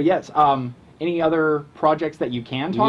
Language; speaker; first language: English; native; English